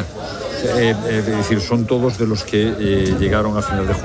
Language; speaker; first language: Spanish; native; Spanish